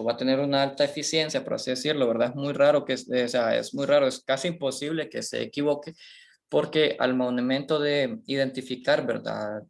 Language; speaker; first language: Spanish; native; Spanish